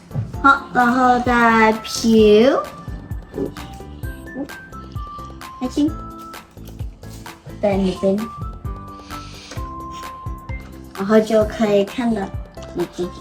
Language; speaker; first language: Chinese; early bilingual, heritage; Chinese